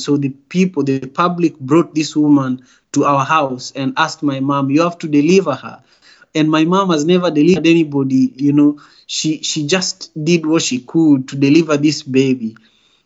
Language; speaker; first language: English; non-native, local second language; Luo (Kenya and Tanzania)